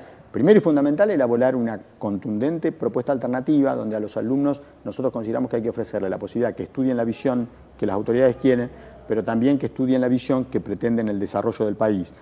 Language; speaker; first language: Spanish; native; Spanish